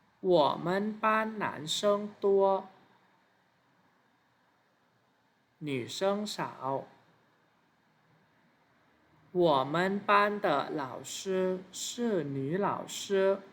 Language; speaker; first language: Chinese; non-native, fluent; Thai